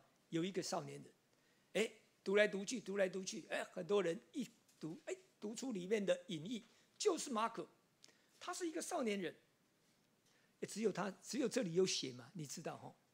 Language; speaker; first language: Chinese; native; Chinese